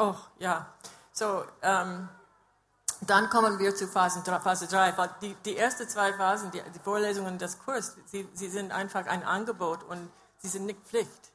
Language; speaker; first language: German; non-native, fluent; English